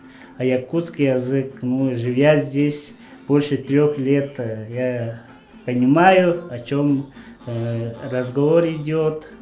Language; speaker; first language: Russian; non-native, local second language; Tuvinian